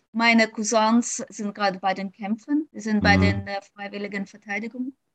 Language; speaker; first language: German; non-native, fluent; Ukrainian